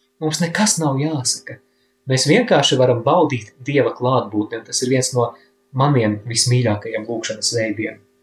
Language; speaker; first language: Latvian; native; Latvian